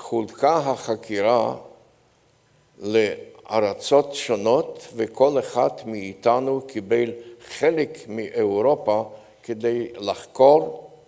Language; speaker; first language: Hebrew; non-native, fluent; Polish